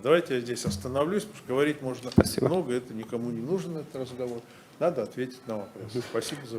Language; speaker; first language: Russian; native; Russian